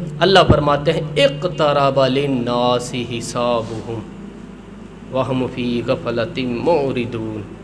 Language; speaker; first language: Urdu; non-native, local second language; Punjabi